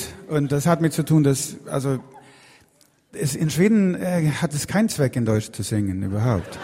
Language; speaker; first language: German; non-native, fluent; Swedish